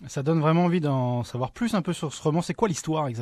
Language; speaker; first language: French; native; French